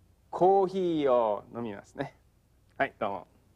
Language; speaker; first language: Japanese; non-native, fluent; English